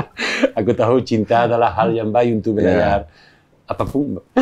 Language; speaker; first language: Indonesian; non-native, learner; Spanish